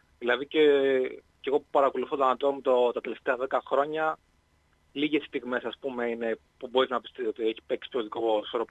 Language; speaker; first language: Greek; native; Greek